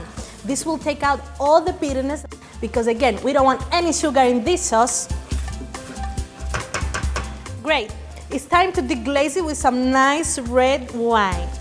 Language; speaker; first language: English; non-native, fluent; Greek